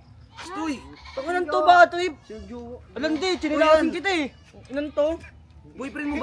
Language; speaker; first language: Filipino; native; Filipino